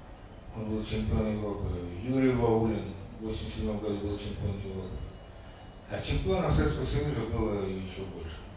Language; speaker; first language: Russian; native; Russian